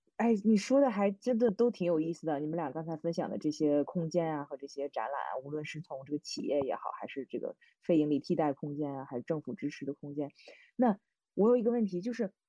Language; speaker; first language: Chinese; native; Chinese